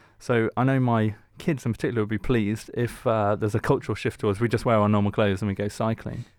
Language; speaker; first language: English; native; English